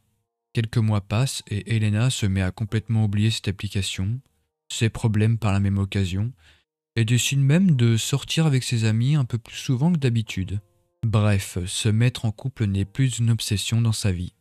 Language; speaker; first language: French; native; French